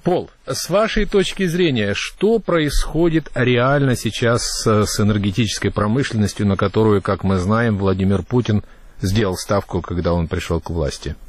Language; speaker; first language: Russian; native; Russian